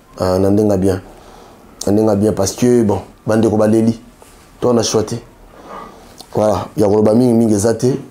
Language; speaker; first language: Lingala; native; Lingala